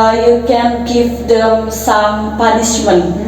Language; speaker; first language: English; non-native, learner; Indonesian